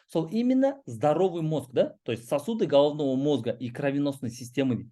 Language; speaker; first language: Russian; non-native, local second language; Kazakh